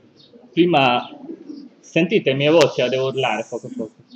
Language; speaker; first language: Italian; non-native, learner; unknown